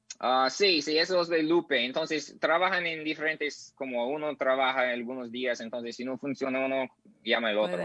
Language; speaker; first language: Spanish; non-native, learner; English